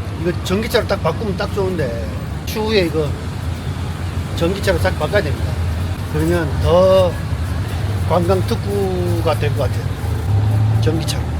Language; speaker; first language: Korean; native; Korean